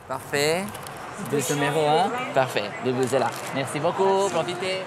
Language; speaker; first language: French; non-native, learner; Spanish